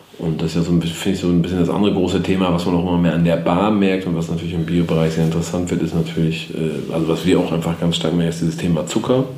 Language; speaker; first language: German; native; German